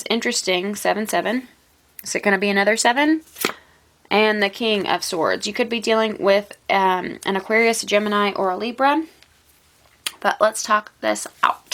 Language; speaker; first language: English; native; English